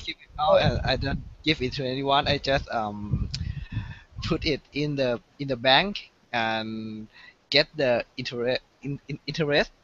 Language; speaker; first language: English; non-native, learner; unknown